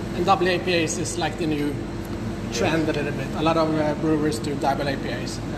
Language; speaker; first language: English; non-native, fluent; Swedish